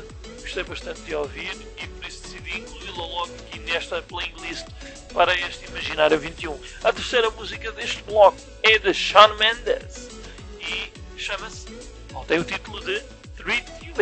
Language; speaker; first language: Portuguese; native; Portuguese